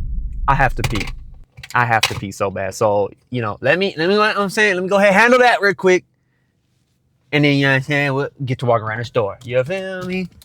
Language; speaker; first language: English; native; English